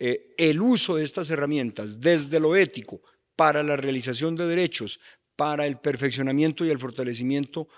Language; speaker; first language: Spanish; native; Spanish